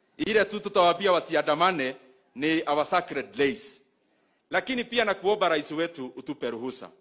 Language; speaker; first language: Swahili; non-native, local second language; Kikuyu